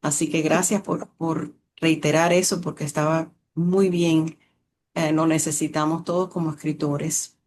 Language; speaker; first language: Spanish; early bilingual, other home language; English